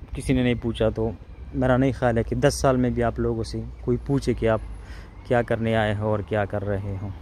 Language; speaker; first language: Urdu; native; Urdu